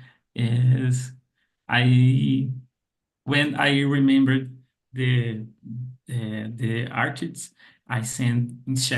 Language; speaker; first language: English; non-native, learner; Portuguese